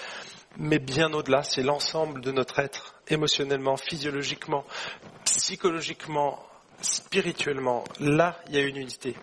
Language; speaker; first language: French; native; French